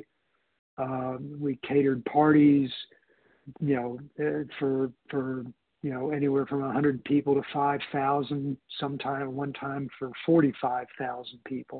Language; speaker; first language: English; native; English